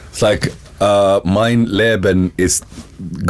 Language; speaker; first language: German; non-native, learner; Finnish